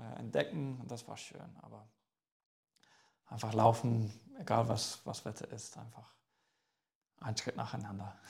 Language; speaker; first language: German; non-native, fluent; English